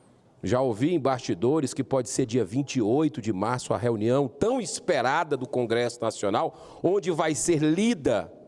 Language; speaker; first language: Portuguese; native; Portuguese